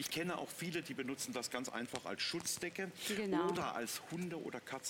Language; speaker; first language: German; native; German